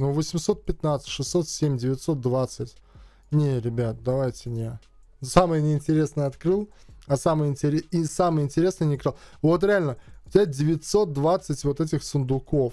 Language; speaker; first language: Russian; native; Russian